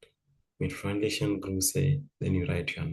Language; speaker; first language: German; non-native, fluent; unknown